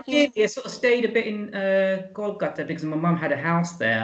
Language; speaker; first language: English; native; English